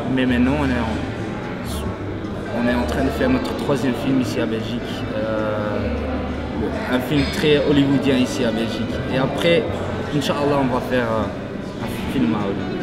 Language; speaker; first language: French; non-native, local second language; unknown